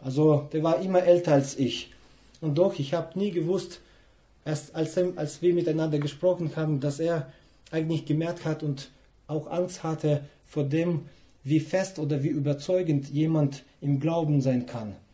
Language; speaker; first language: German; non-native, fluent; Russian